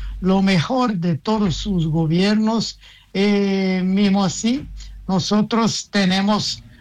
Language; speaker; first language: Spanish; non-native, fluent; Portuguese